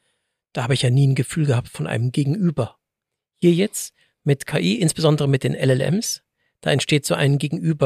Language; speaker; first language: German; native; German